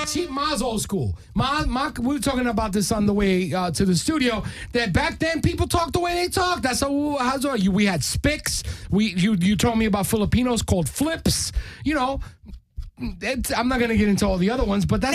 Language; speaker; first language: English; early bilingual, other home language; Spanish